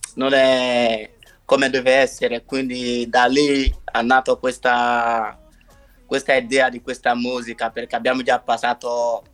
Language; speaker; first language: Italian; non-native, learner; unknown